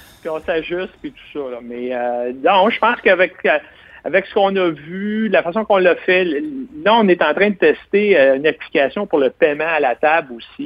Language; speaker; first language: French; native; French